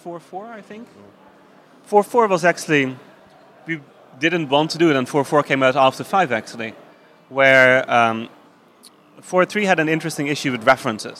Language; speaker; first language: English; non-native, fluent; Dutch